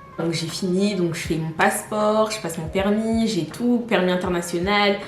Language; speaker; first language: French; native; French